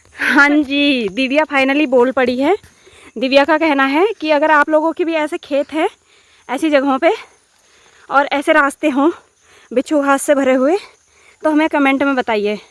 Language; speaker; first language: Hindi; non-native, local second language; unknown